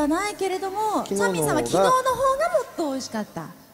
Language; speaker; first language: Japanese; native; Japanese